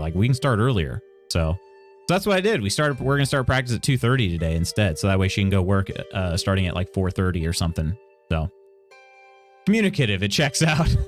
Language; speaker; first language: English; native; English